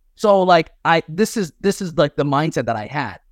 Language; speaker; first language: English; native; English